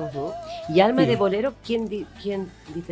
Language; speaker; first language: Spanish; native; Spanish